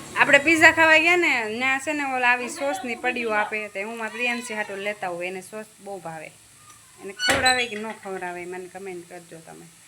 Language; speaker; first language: Gujarati; native; Gujarati